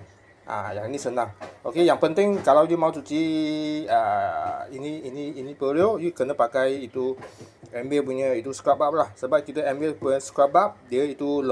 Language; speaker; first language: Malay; non-native, local second language; Chinese